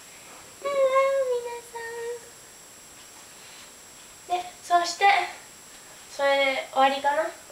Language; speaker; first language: Japanese; early bilingual, heritage; Japanese